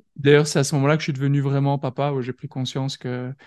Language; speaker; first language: French; native; French